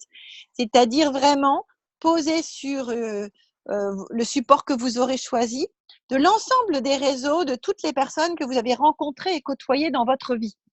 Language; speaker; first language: French; native; French